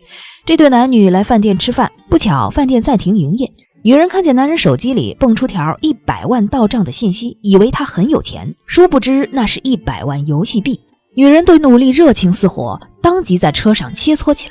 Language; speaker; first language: Chinese; native; Chinese